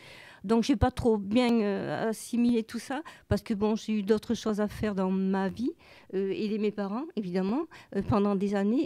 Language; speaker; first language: French; native; French